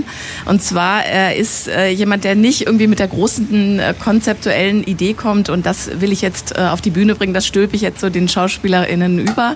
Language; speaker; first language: German; native; German